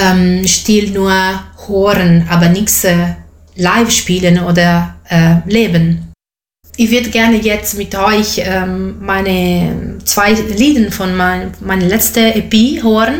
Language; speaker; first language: German; non-native, fluent; Italian